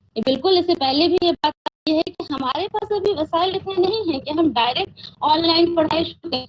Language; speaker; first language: Urdu; native; Urdu